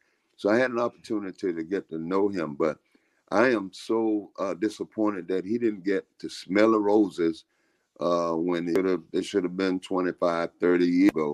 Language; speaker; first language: English; native; English